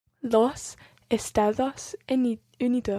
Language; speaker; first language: Spanish; non-native, learner; English